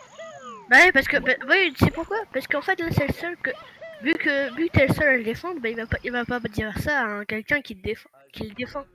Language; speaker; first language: French; native; French